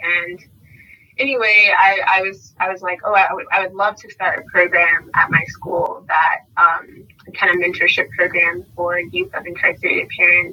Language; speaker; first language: English; native; English